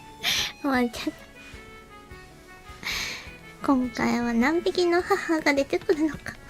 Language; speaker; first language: Japanese; native; Japanese